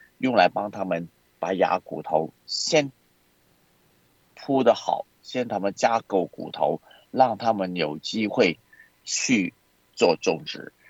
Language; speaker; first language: Chinese; non-native, local second language; Cantonese